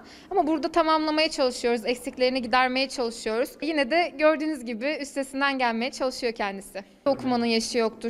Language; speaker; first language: Turkish; native; Turkish